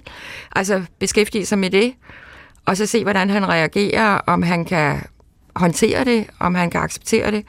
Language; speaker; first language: Danish; native; Danish